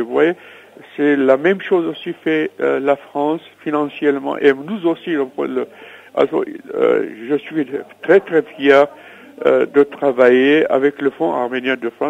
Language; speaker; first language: French; non-native, learner; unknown